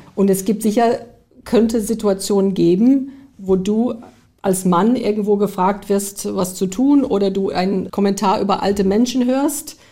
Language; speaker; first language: German; early bilingual, heritage; German